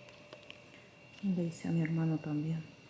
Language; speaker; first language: Spanish; early bilingual, other home language; Korean